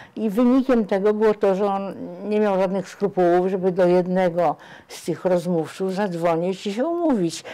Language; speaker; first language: Polish; native; Polish